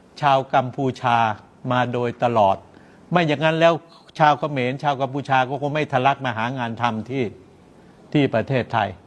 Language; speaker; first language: Thai; native; Thai